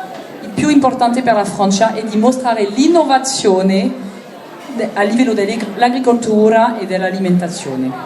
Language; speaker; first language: Italian; non-native, learner; French